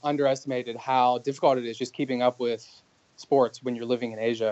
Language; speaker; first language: English; native; English